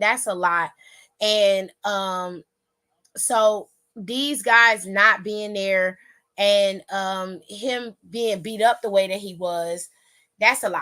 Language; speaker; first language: English; native; English